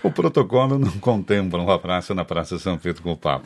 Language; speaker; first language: Portuguese; native; Portuguese